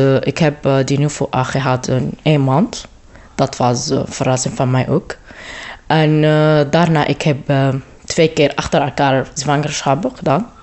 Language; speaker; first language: Dutch; non-native, learner; Arabic